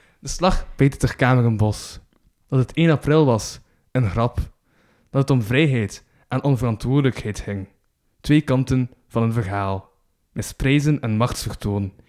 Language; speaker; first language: Dutch; native; Dutch